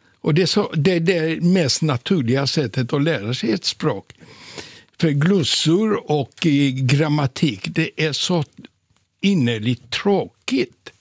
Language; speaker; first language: Swedish; non-native, fluent; Polish